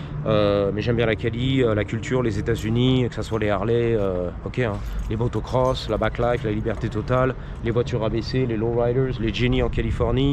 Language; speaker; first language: French; native; French